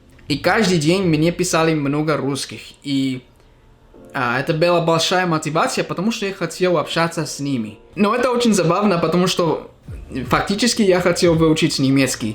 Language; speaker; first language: Russian; non-native, fluent; English